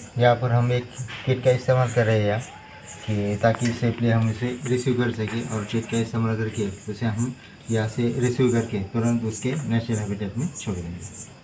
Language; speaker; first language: Hindi; non-native, local second language; Marathi